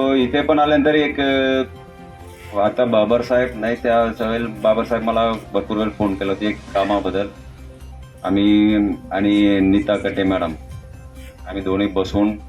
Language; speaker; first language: Marathi; non-native, local second language; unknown